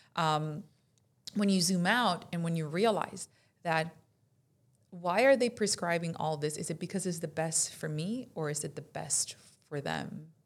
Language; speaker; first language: English; non-native, fluent; Spanish